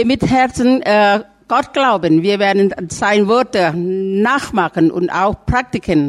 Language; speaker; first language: German; non-native, learner; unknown